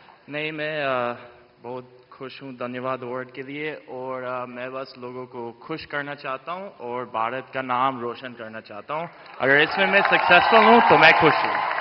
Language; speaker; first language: Hindi; early bilingual, heritage; English